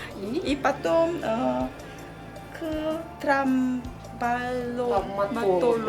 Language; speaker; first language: Russian; non-native, learner; Kazakh